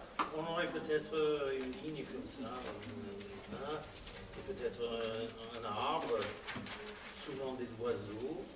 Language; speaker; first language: French; non-native, fluent; English